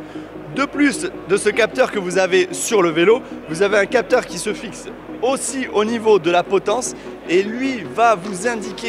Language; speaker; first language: French; native; French